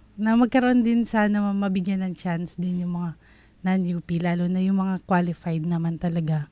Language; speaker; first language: Filipino; native; Filipino